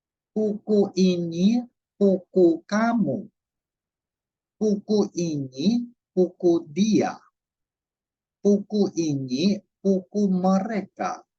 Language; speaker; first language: Indonesian; non-native, fluent; Chinese